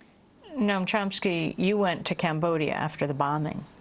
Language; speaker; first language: English; native; English